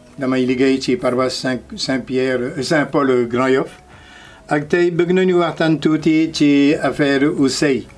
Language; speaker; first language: Wolof; non-native, fluent; French